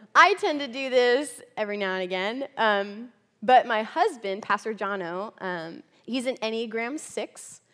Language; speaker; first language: English; native; English